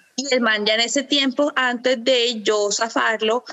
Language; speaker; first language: Spanish; early bilingual, other home language; German